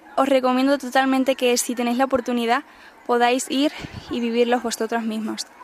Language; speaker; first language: Spanish; native; Spanish